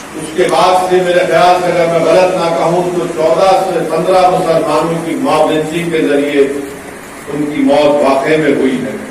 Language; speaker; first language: Urdu; native; Urdu